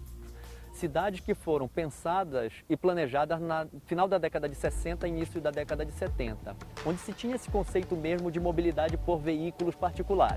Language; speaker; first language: Portuguese; native; Portuguese